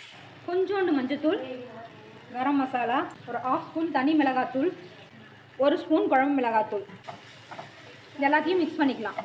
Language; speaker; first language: Tamil; native; Tamil